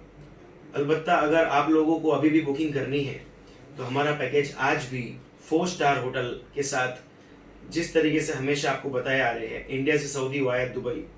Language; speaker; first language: Hindi; native; Hindi